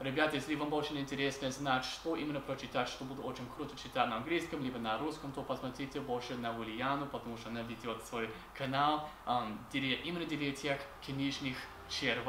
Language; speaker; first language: Russian; non-native, learner; English